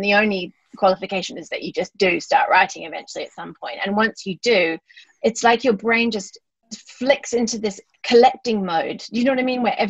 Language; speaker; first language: English; native; English